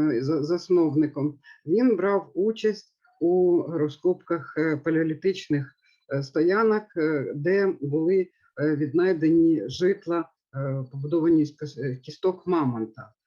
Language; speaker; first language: Ukrainian; native; Ukrainian